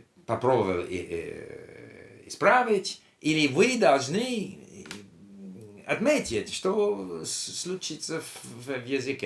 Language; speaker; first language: Russian; non-native, learner; English